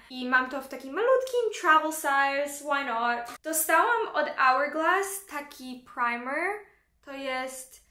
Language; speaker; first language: Polish; early bilingual, heritage; Polish